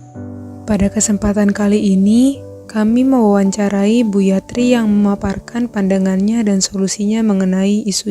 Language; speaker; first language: Indonesian; native; Indonesian